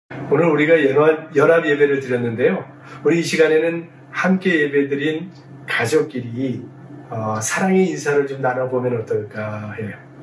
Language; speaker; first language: Korean; native; Korean